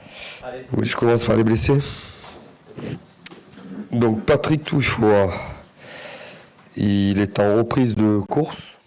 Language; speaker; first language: French; native; French